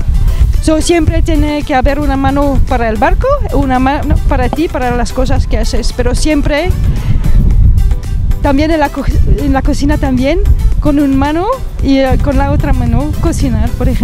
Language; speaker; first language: Spanish; non-native, learner; French